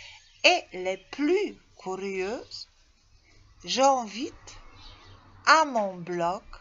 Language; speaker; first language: French; non-native, fluent; Polish